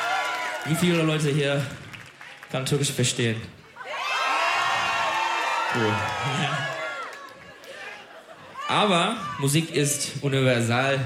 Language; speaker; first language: German; non-native, learner; Turkish